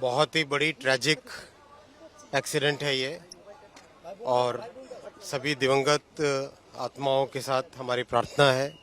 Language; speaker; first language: Hindi; native; Hindi